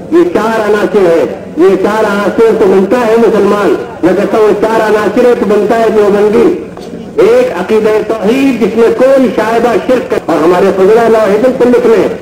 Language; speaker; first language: Urdu; native; Urdu